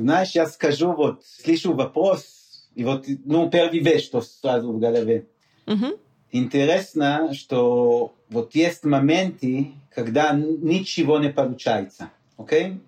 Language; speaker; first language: Russian; non-native, learner; Hebrew